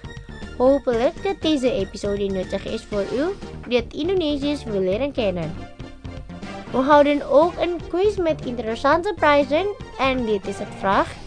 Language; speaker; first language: Dutch; non-native, learner; Indonesian